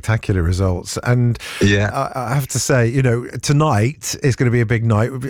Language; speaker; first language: English; native; English